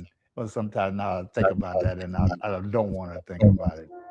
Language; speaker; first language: English; native; English